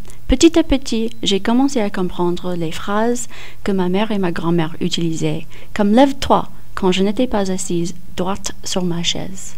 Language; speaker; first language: French; non-native, fluent; English